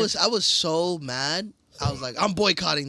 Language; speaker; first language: English; native; English